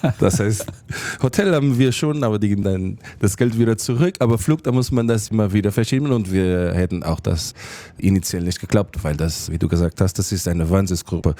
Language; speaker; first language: German; non-native, fluent; Portuguese